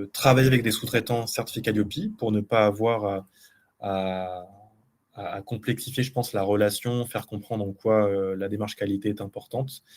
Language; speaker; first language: French; native; French